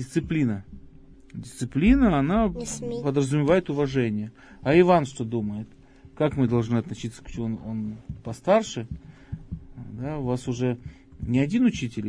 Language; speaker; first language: Russian; native; Russian